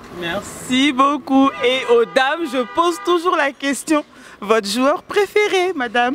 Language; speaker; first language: French; native; French